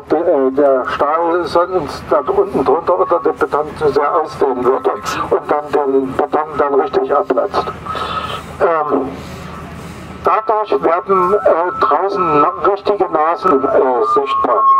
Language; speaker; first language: German; native; German